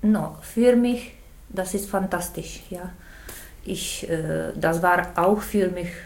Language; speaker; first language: German; non-native, learner; Czech